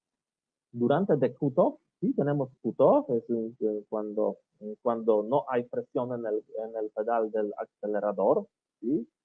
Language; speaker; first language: Spanish; non-native, learner; Polish